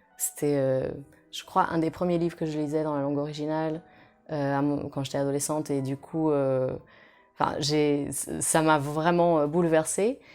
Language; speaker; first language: French; non-native, fluent; Portuguese